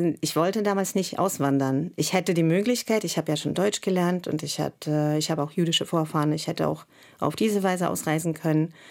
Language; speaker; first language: German; non-native, fluent; Russian